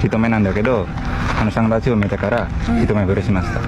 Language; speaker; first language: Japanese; non-native, learner; Indonesian